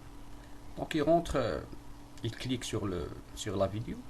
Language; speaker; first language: French; non-native, local second language; Arabic